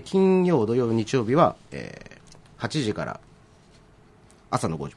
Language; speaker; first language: Japanese; native; Japanese